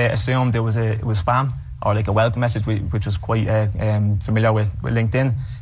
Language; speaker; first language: English; native; English